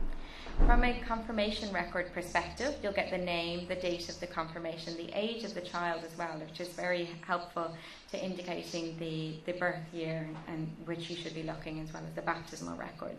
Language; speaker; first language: English; native; English